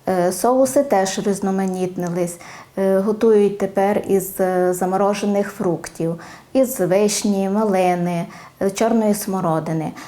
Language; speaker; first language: Ukrainian; native; Ukrainian